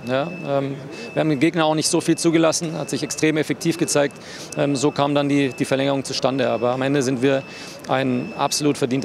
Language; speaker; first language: German; native; German